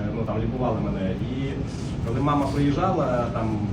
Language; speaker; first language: Ukrainian; non-native, local second language; Russian